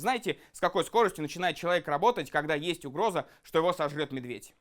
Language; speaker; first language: Russian; native; Russian